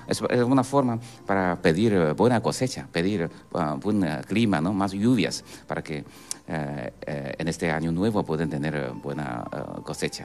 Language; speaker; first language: Spanish; non-native, fluent; Chinese